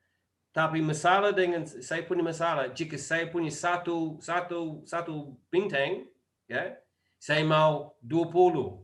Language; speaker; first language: Indonesian; non-native, learner; English